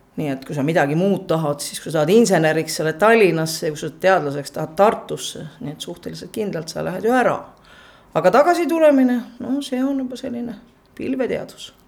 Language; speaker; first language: Estonian; native; Estonian